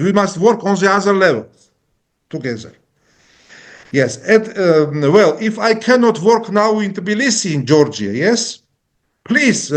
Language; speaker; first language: English; non-native, learner; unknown